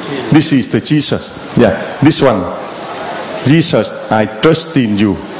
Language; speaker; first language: English; non-native, learner; Vietnamese